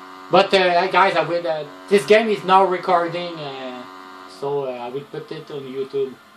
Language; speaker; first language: English; non-native, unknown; French